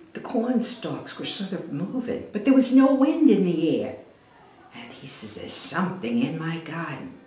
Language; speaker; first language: English; native; English